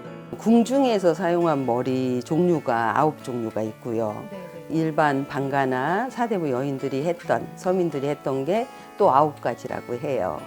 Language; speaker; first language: Korean; native; Korean